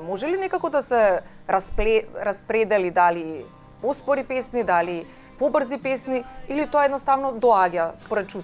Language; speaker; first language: Macedonian; native; Macedonian